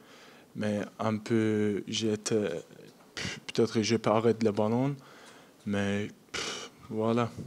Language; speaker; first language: French; non-native, learner; Turkish